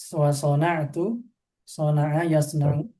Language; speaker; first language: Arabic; non-native, fluent; Indonesian